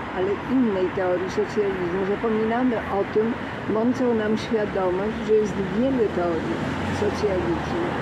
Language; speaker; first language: Polish; native; Polish